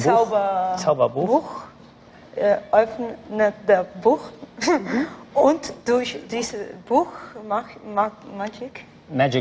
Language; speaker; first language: German; non-native, learner; Spanish